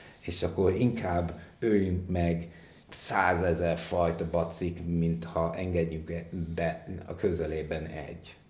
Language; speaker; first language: Hungarian; non-native, fluent; English